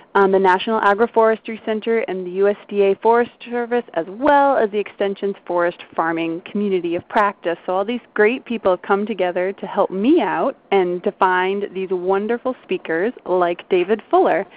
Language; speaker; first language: English; native; English